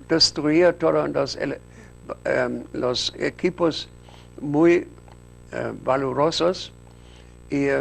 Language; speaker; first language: Spanish; non-native, fluent; German